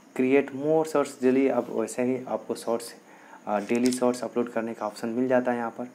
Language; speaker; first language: Hindi; native; Hindi